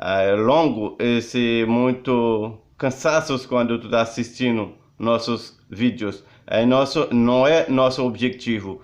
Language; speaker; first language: Portuguese; non-native, learner; Haitian Creole